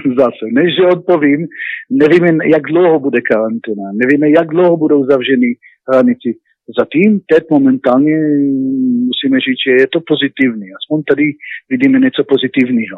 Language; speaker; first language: Czech; non-native, learner; Hebrew